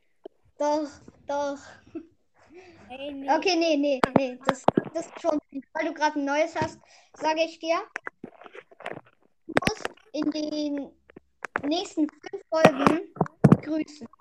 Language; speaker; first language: German; native; German